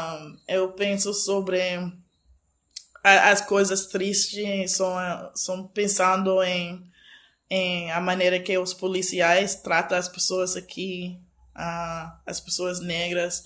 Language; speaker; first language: Portuguese; non-native, fluent; English